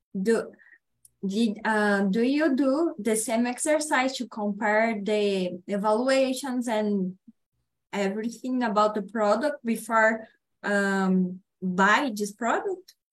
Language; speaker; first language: English; non-native, learner; Portuguese